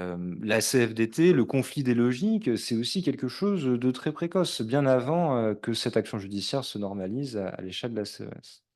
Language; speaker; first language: French; native; French